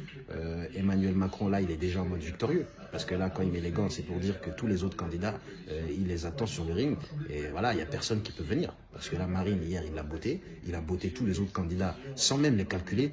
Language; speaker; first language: French; native; French